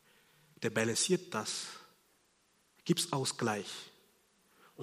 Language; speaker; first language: German; non-native, fluent; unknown